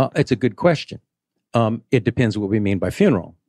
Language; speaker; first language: English; native; English